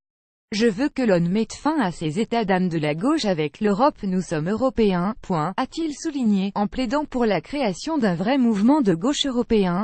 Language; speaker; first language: French; native; French